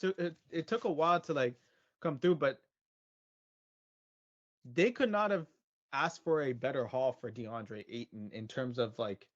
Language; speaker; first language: English; native; English